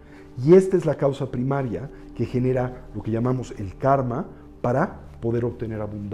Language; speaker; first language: Spanish; native; Spanish